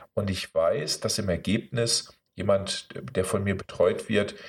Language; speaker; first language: German; native; German